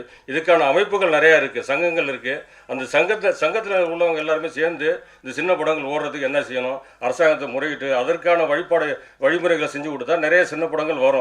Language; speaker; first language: Tamil; native; Tamil